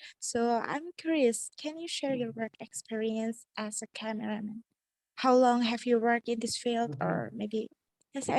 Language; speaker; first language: English; non-native, learner; Indonesian